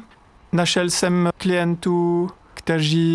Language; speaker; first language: Czech; non-native, learner; French